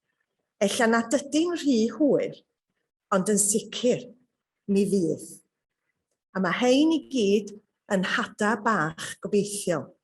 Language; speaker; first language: Welsh; native; Welsh